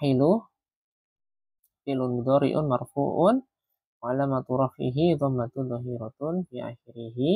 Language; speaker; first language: Arabic; non-native, fluent; Indonesian